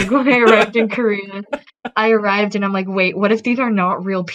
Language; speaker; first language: English; native; English